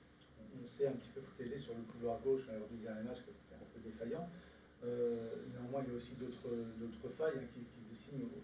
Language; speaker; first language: French; native; French